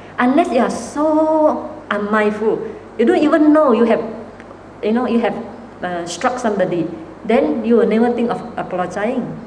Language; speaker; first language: English; non-native, local second language; Chinese